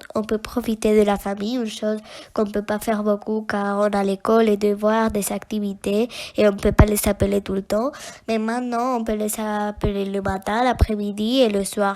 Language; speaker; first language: French; non-native, learner; Spanish